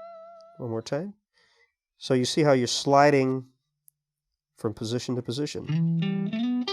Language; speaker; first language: English; native; English